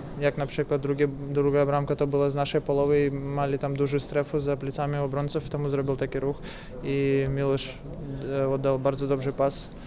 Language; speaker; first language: Polish; non-native, learner; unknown